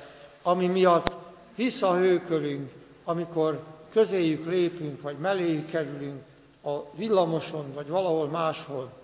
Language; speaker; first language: Hungarian; native; Hungarian